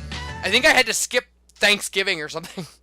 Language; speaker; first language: English; native; English